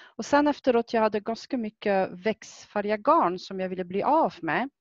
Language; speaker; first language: Swedish; non-native, fluent; French